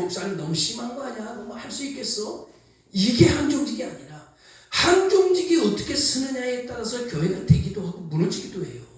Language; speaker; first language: Korean; native; Korean